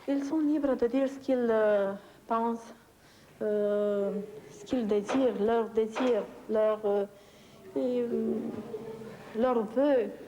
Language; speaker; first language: French; non-native, fluent; Romanian